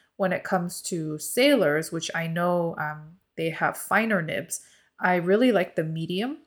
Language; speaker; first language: English; early bilingual, other home language; Korean